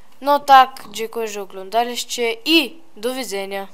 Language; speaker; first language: Polish; early bilingual, heritage; Polish